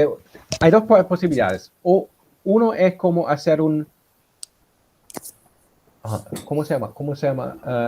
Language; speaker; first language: Spanish; non-native, fluent; German